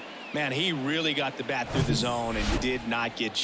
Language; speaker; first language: English; native; English